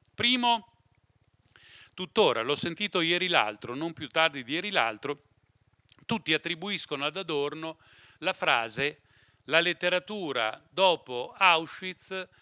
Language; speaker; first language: Italian; native; Italian